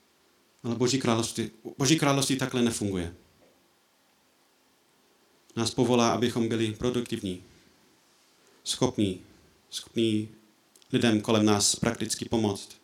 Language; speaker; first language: Czech; non-native, fluent; English